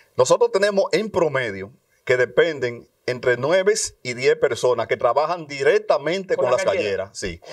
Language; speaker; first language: Spanish; native; Spanish